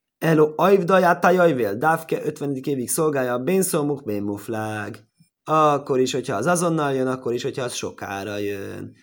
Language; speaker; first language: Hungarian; early bilingual, heritage; Hungarian